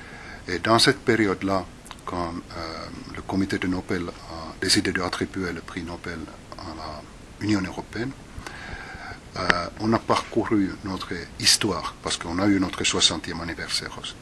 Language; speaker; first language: French; non-native, fluent; Finnish